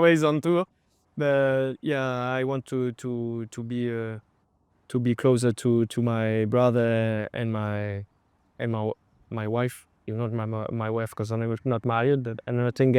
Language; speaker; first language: English; non-native, fluent; French